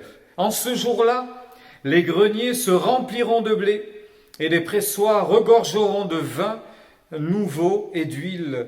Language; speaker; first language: French; native; French